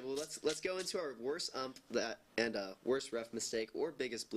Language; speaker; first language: English; native; English